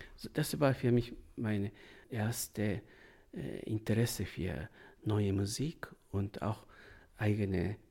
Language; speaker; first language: German; non-native, learner; Japanese